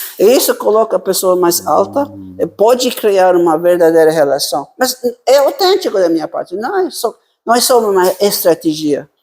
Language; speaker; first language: Portuguese; non-native, fluent; Italian